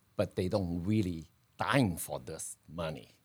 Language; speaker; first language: English; non-native, fluent; Chinese